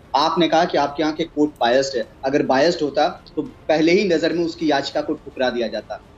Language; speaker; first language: Hindi; native; Hindi